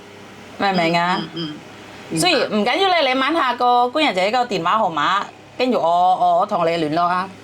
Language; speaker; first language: Cantonese; non-native, fluent; Javanese